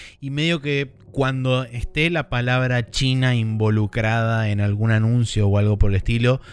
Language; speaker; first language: Spanish; native; Spanish